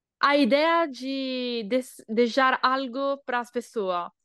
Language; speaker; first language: Portuguese; non-native, learner; Italian